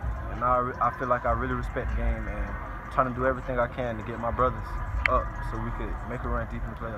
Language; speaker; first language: English; native; English